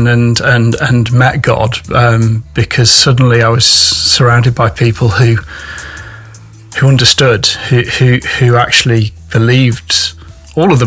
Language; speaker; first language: English; native; English